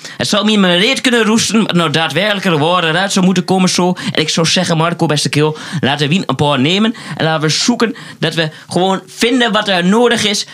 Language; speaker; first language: Dutch; native; Dutch